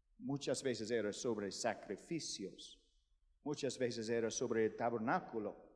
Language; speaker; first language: Spanish; non-native, fluent; English